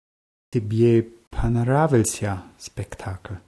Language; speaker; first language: Russian; non-native, learner; German